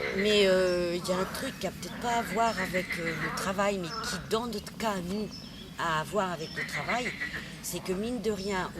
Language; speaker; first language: French; native; French